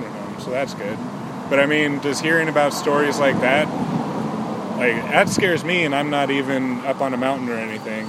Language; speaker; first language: English; native; English